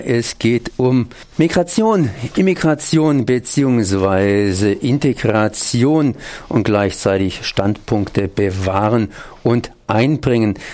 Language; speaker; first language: German; native; German